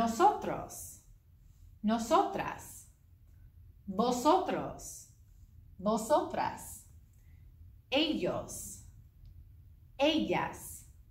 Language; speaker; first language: Spanish; non-native, fluent; English